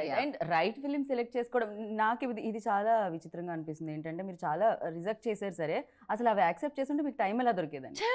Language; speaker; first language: Telugu; native; Telugu